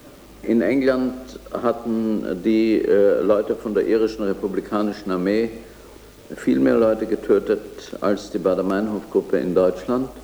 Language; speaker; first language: German; native; German